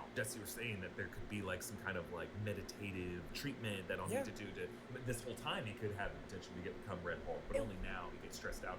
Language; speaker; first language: English; native; English